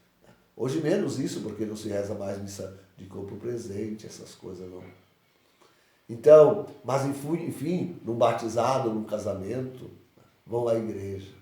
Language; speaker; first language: Portuguese; native; Portuguese